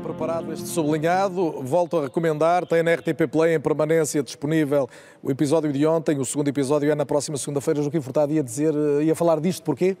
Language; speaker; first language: Portuguese; native; Portuguese